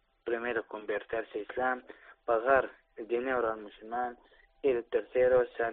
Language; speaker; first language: Spanish; non-native, learner; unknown